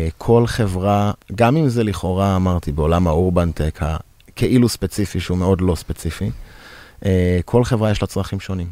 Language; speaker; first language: Hebrew; native; Hebrew